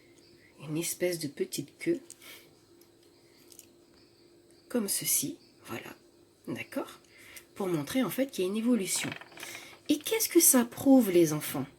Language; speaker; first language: French; native; French